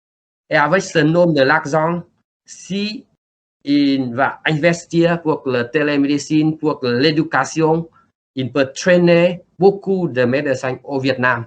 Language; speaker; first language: French; non-native, learner; Vietnamese